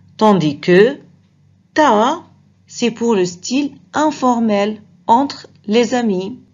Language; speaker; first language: French; non-native, fluent; Arabic